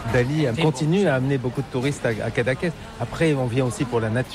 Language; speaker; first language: French; native; French